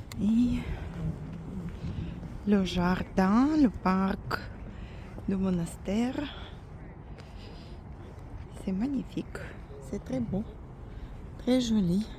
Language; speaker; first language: French; non-native, fluent; Russian